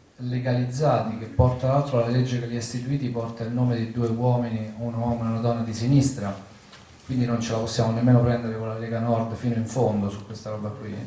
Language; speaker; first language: Italian; native; Italian